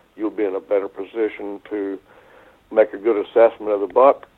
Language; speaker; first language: English; native; English